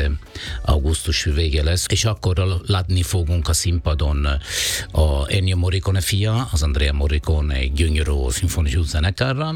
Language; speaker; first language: Hungarian; non-native, fluent; Italian